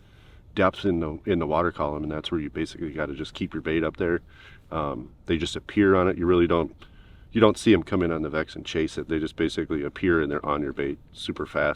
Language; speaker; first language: English; native; English